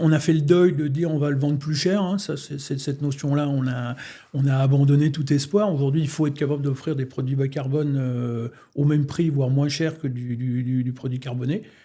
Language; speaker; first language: French; native; French